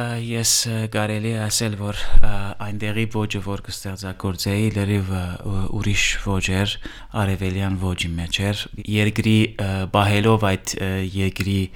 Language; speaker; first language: Armenian; early bilingual, heritage; Armenian